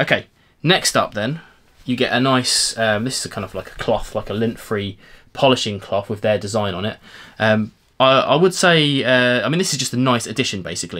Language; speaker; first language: English; native; English